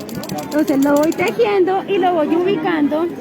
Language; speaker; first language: Spanish; native; Spanish